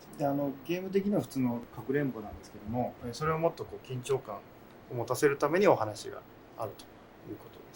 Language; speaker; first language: Japanese; native; Japanese